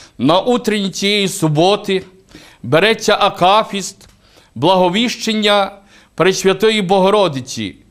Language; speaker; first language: Ukrainian; native; Ukrainian